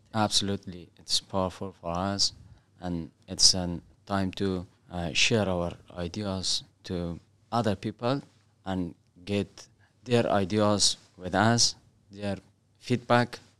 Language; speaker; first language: English; non-native, learner; Persian